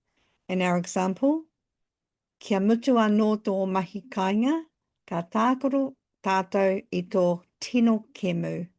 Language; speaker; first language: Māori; non-native, local second language; English